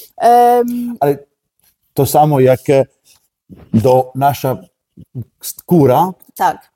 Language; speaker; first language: Polish; non-native, learner; Italian